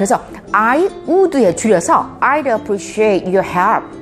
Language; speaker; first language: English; non-native, fluent; Korean